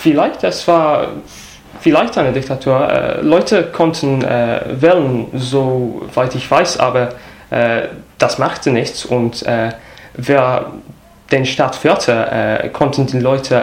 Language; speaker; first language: German; non-native, fluent; English